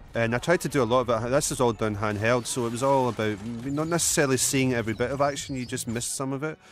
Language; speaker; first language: English; native; English